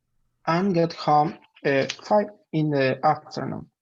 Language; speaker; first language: English; non-native, learner; Spanish